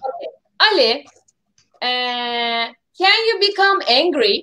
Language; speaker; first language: English; non-native, fluent; Turkish